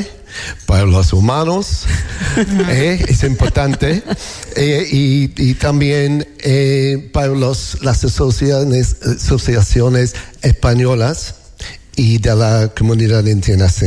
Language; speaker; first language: Spanish; non-native, learner; English